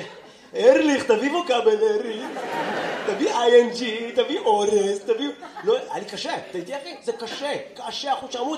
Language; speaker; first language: Hebrew; native; Hebrew